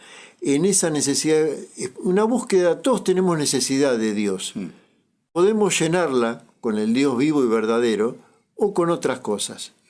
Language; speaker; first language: Spanish; native; Spanish